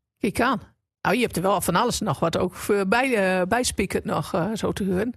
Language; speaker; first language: Dutch; native; Dutch